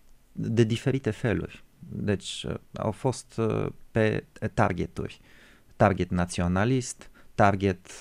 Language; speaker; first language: Romanian; non-native, fluent; Bulgarian